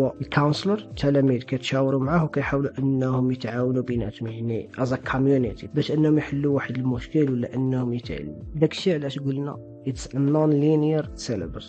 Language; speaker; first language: Arabic; native; Arabic